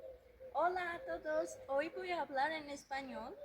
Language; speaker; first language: Spanish; early bilingual, other home language; Armenian